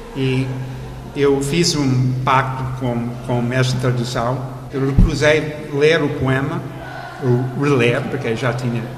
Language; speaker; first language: Portuguese; non-native, fluent; English